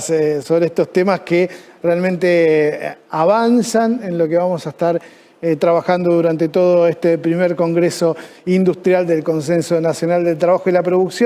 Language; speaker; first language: Spanish; native; Spanish